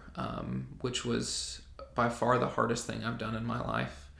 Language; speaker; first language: English; native; English